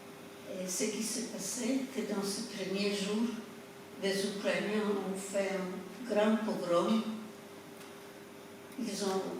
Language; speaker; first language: French; non-native, fluent; Polish